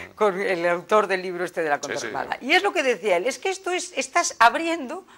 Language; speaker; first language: Spanish; native; Spanish